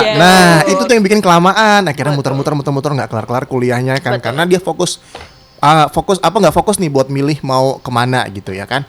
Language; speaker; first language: Indonesian; native; Indonesian